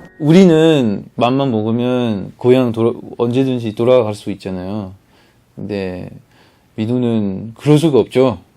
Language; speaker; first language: Korean; non-native, fluent; French